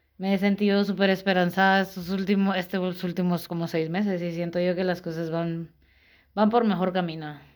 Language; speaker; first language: Spanish; native; Spanish